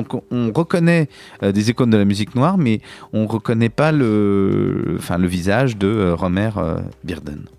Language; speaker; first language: French; native; French